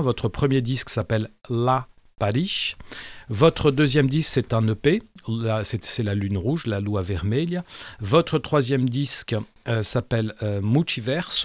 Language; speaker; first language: French; native; French